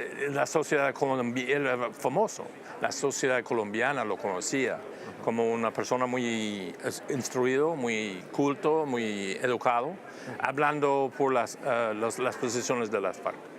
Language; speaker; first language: Spanish; non-native, fluent; English